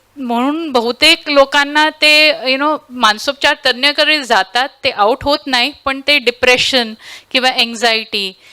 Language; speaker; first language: Marathi; non-native, local second language; Tulu